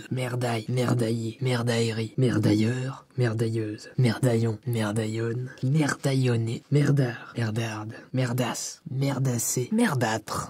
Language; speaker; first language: French; native; French